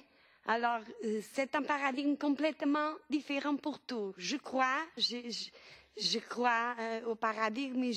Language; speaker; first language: French; non-native, fluent; Portuguese